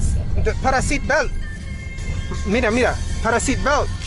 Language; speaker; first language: Spanish; non-native, learner; English